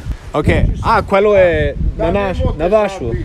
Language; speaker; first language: Italian; non-native, fluent; English